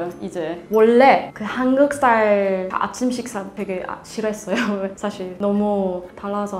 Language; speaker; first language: Korean; non-native, learner; Swedish